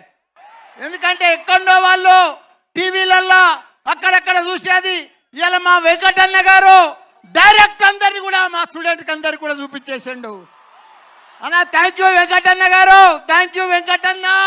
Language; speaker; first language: Telugu; native; Telugu